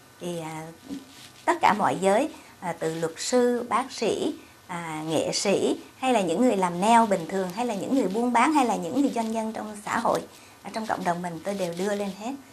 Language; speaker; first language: Vietnamese; native; Vietnamese